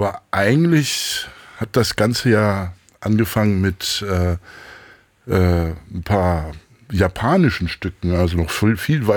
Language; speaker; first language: German; non-native, fluent; Greek